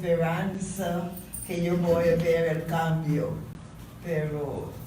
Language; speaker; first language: Spanish; non-native, fluent; English